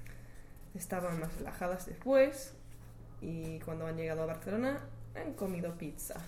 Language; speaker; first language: Spanish; non-native, learner; English